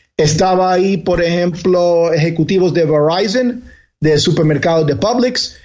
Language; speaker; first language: Spanish; early bilingual, heritage; Spanish